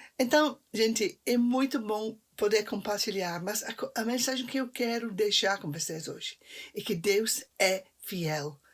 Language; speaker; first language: Portuguese; non-native, fluent; English